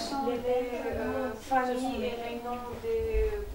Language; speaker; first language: French; non-native, learner; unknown